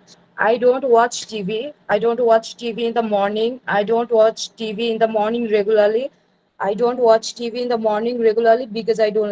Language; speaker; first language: English; non-native, learner; Bangla